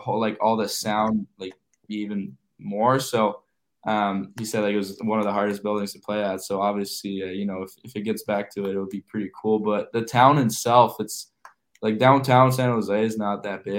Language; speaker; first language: English; native; English